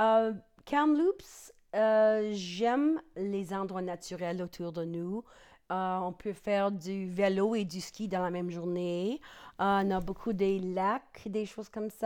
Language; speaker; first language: French; non-native, local second language; English